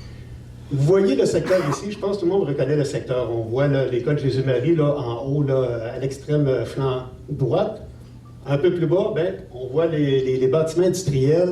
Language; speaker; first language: French; native; French